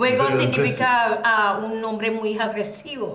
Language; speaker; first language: Spanish; non-native, learner; English